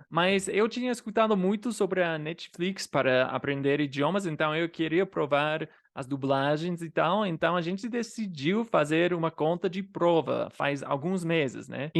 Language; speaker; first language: Portuguese; non-native, fluent; English